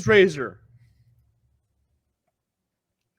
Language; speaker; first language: English; native; English